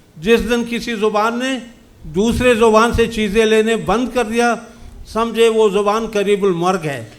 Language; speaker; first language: Urdu; non-native, local second language; Brahui